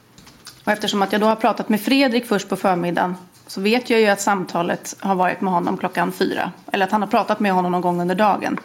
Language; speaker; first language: Swedish; native; Swedish